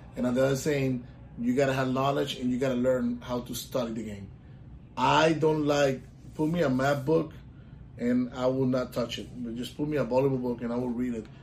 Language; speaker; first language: English; non-native, local second language; Spanish